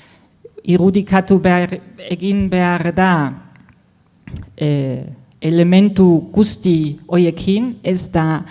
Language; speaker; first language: Basque; non-native, fluent; German